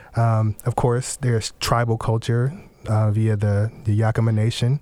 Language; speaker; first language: English; native; English